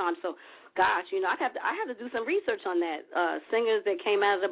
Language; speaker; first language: English; native; English